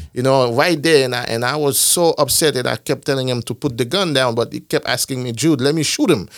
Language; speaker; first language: English; non-native, fluent; Haitian Creole